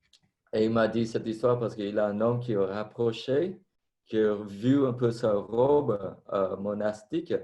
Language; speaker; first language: French; non-native, fluent; Vietnamese